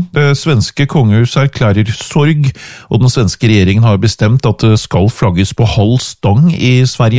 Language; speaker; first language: Norwegian; native; Norwegian